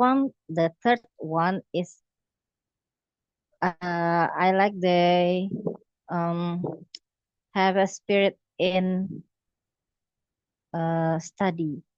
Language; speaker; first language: English; non-native, learner; Indonesian